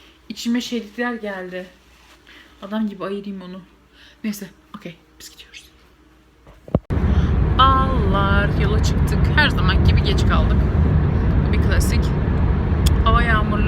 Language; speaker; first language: Turkish; native; Turkish